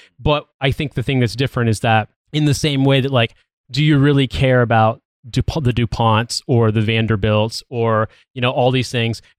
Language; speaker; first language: English; native; English